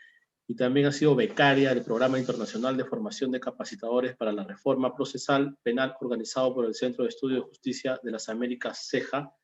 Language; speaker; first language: Spanish; native; Spanish